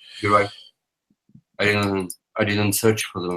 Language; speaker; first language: English; non-native, learner; French